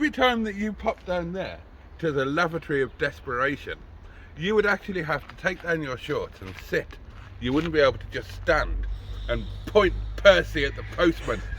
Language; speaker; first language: English; native; English